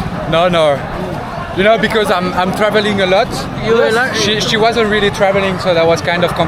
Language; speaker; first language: English; non-native, fluent; French